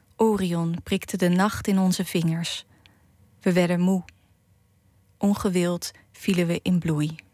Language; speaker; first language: Dutch; native; Dutch